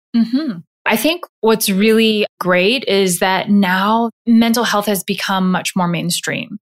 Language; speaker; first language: English; native; English